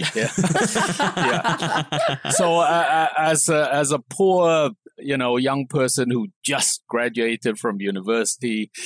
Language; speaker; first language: English; non-native, local second language; Cantonese